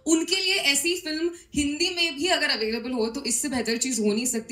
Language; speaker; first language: Hindi; non-native, local second language; Marathi